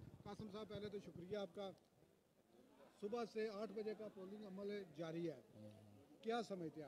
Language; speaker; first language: Hindi; non-native, local second language; Punjabi